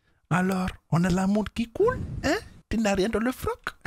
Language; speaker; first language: French; native; French